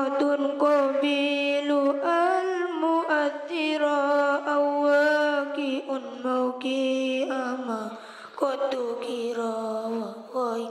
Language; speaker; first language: Arabic; non-native, learner; Madurese